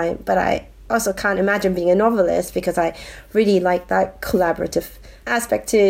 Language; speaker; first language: English; non-native, local second language; Cantonese